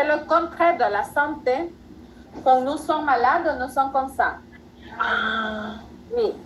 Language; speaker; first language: French; non-native, fluent; Spanish